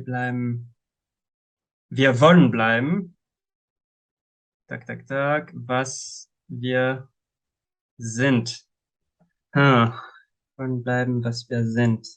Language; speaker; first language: German; non-native, fluent; Arabic